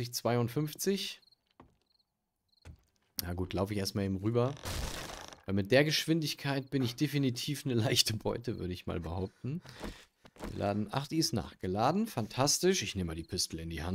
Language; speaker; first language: German; native; German